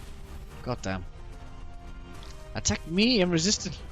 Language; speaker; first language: English; native; English